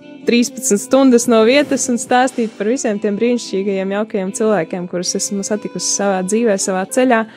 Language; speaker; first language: Latvian; native; Latvian